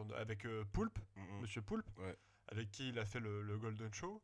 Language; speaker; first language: French; native; French